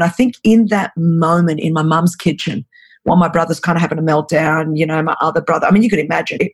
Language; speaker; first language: English; non-native, local second language; Greek